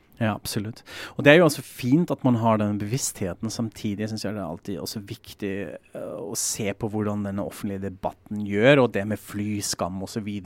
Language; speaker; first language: Norwegian; non-native, fluent; German